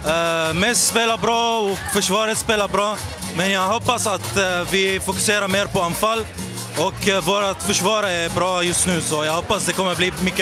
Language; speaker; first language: Swedish; non-native, fluent; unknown